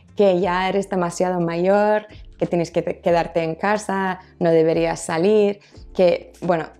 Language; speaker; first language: Spanish; non-native, fluent; English